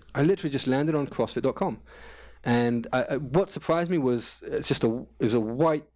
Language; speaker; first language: English; native; English